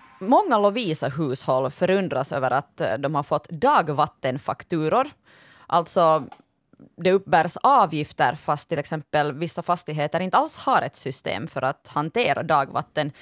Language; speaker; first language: Swedish; native; Swedish